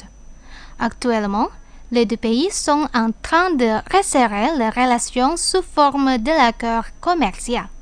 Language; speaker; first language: French; non-native, fluent; Indonesian